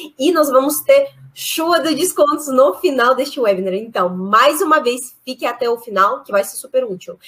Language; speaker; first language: Portuguese; non-native, fluent; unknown